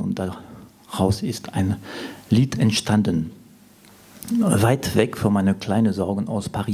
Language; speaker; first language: German; non-native, fluent; French